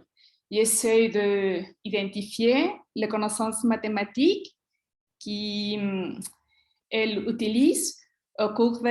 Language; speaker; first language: French; non-native, learner; Spanish